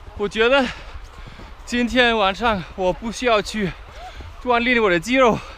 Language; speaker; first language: Chinese; non-native, learner; German